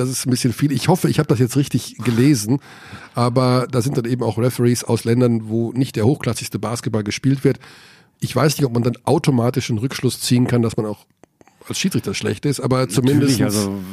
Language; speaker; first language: German; native; German